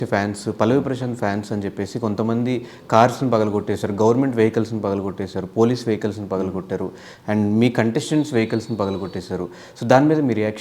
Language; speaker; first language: Telugu; native; Telugu